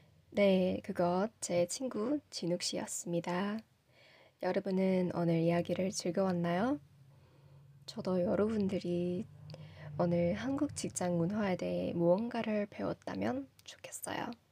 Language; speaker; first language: Korean; non-native, learner; English